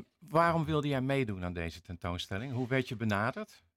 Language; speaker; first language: Dutch; native; Dutch